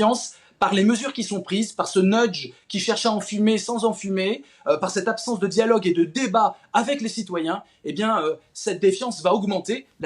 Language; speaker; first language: French; native; French